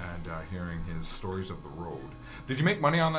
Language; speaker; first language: English; native; English